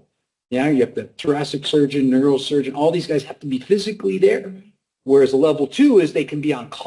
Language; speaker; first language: English; native; English